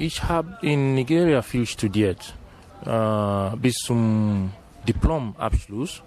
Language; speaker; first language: German; non-native, fluent; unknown